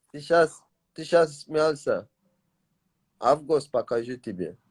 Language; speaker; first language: Russian; non-native, learner; Tajik